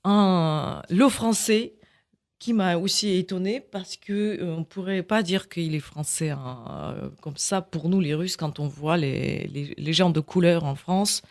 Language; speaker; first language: French; non-native, fluent; Russian